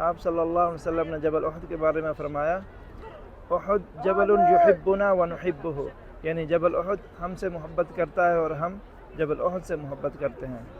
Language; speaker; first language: Hindi; native; Hindi